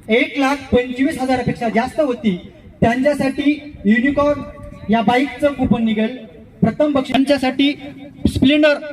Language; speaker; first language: Marathi; native; Marathi